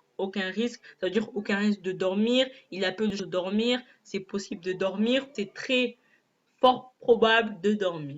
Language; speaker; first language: French; native; French